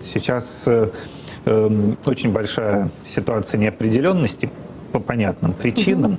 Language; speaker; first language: Russian; native; Russian